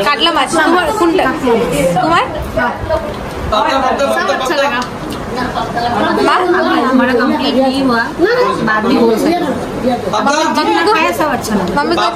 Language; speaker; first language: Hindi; non-native, local second language; Bangla